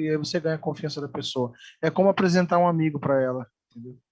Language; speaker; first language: Portuguese; native; Portuguese